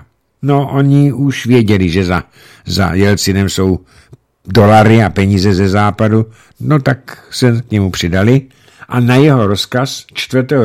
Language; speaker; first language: Czech; native; Czech